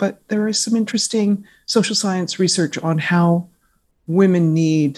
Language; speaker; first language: English; native; English